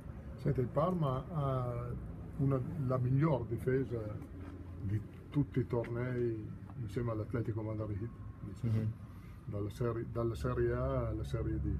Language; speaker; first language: Italian; native; Italian